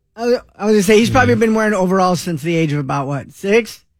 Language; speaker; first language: English; native; English